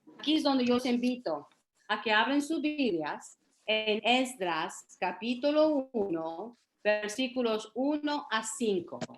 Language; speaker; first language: Spanish; early bilingual, heritage; Spanish